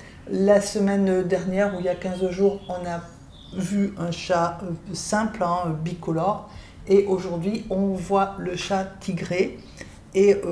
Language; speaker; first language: French; native; French